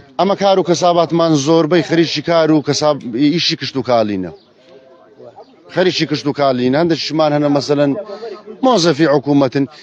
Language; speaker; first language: Central Kurdish; native; Central Kurdish